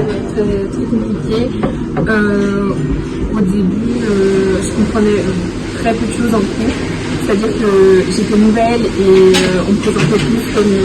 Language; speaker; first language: French; early bilingual, heritage; French